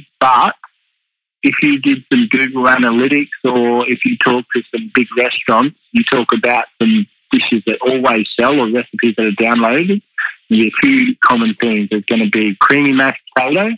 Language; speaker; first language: English; native; English